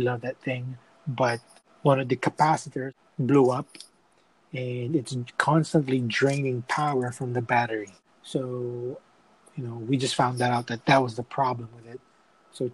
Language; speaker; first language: English; non-native, local second language; Filipino